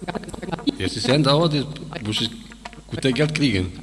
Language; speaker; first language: German; non-native, learner; Turkish